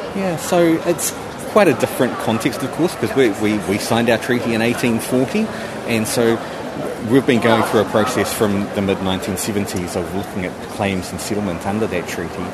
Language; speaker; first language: English; native; English